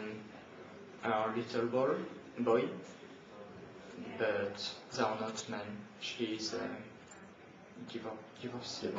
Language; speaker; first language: English; non-native, learner; French